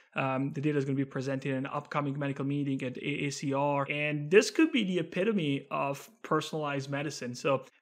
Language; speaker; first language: English; non-native, fluent; Italian